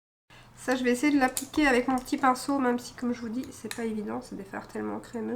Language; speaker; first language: French; native; French